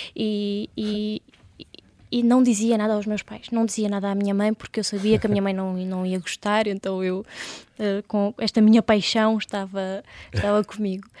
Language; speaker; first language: Portuguese; early bilingual, other home language; Russian